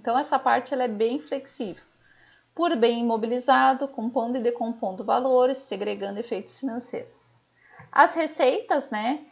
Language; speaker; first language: Portuguese; native; Portuguese